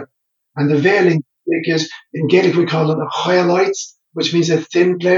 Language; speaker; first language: English; non-native, local second language; Irish